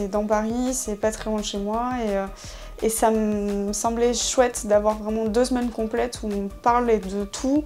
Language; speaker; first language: French; native; French